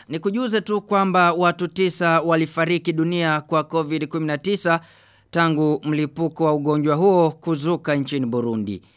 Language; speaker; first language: Swahili; non-native, local second language; Rundi